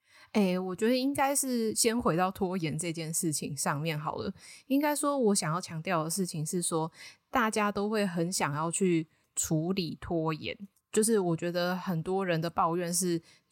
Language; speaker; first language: Chinese; native; Chinese